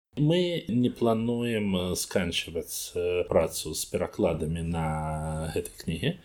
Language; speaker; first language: Belarusian; non-native, learner; Russian